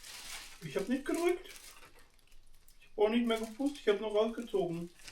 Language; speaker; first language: German; native; German